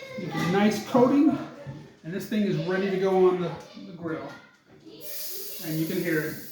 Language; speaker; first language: English; native; English